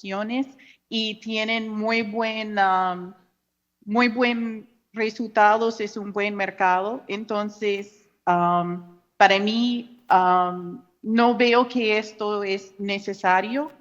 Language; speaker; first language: Spanish; non-native, fluent; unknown